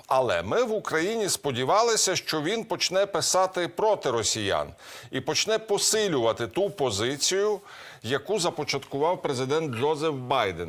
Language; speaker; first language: Ukrainian; native; Ukrainian